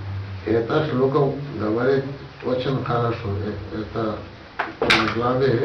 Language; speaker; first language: Russian; non-native, learner; Bangla